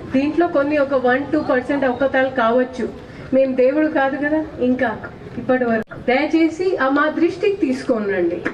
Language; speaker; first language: Telugu; non-native, fluent; Hindi